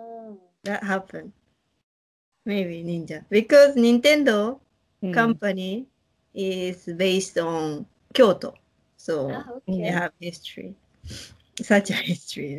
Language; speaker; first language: English; non-native, learner; Japanese